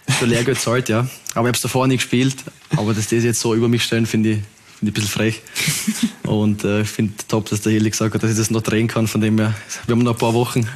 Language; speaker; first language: German; native; German